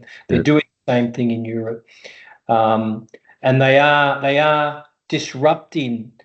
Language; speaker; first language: English; native; English